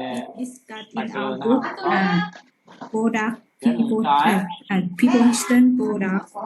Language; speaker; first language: English; non-native, learner; Lao